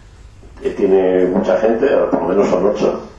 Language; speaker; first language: Spanish; native; Spanish